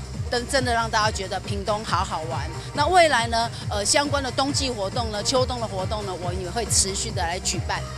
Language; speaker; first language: Chinese; native; Chinese